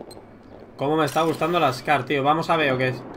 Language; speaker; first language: Spanish; native; Spanish